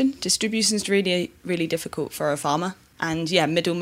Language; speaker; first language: English; native; English